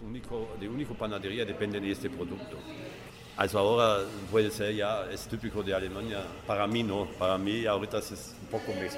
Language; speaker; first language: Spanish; non-native, learner; German